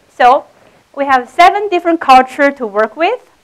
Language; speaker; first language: English; non-native, fluent; Chinese